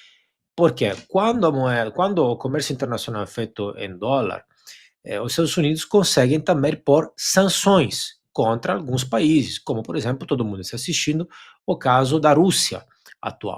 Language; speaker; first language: Portuguese; non-native, fluent; Italian